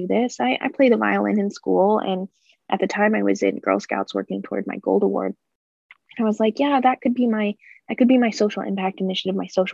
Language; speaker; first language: English; native; English